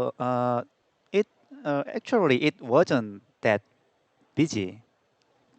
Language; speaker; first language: English; non-native, learner; Korean